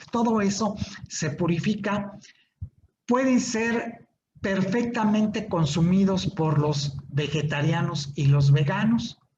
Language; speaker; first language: Spanish; native; Spanish